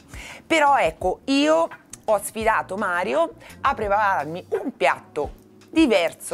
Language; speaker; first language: Italian; native; Italian